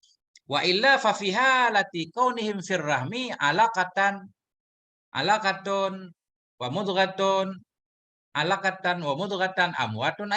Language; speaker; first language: Arabic; non-native, fluent; Indonesian